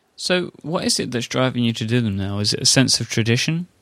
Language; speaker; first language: English; native; English